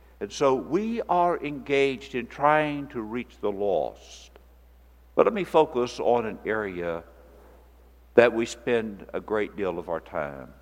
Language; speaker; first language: English; native; English